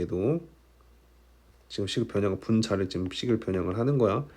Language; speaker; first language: Korean; native; Korean